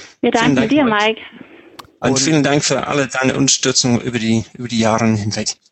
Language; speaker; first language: German; non-native, fluent; English